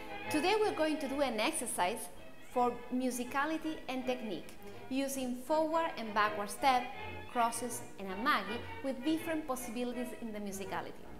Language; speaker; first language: English; non-native, fluent; Spanish